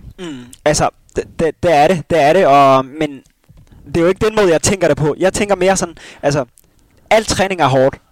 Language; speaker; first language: Danish; early bilingual, other home language; Somali